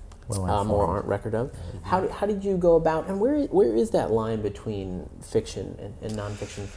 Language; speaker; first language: English; native; English